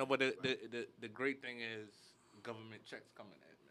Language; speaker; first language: English; native; English